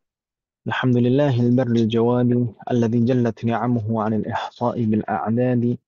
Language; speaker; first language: Arabic; non-native, fluent; Indonesian